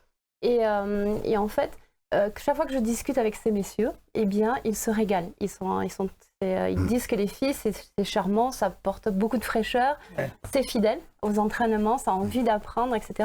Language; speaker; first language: French; native; French